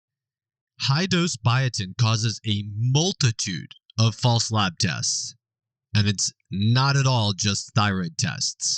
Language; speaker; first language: English; native; English